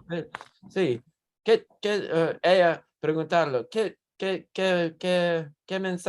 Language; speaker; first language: Spanish; non-native, learner; English